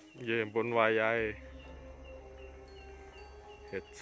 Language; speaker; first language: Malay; non-native, local second language; Javanese